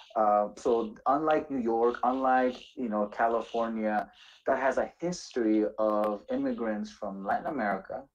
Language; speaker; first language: English; native; English